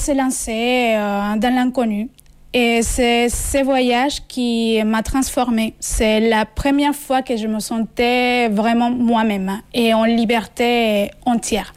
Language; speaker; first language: French; non-native, fluent; Spanish